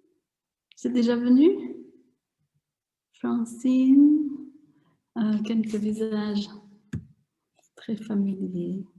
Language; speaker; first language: French; non-native, fluent; Vietnamese